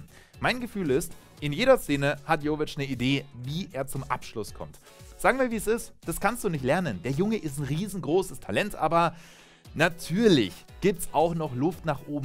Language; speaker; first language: German; native; German